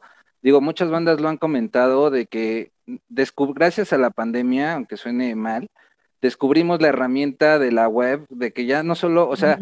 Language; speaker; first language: Spanish; native; Spanish